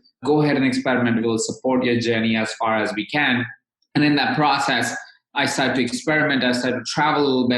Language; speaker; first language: English; non-native, local second language; Hindi